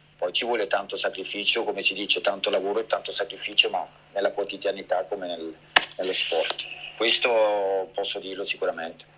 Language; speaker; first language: Italian; early bilingual, heritage; Italian